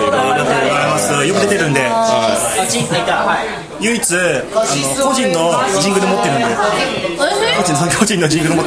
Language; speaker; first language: Japanese; native; Japanese